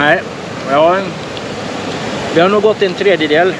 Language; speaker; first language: Swedish; native; Swedish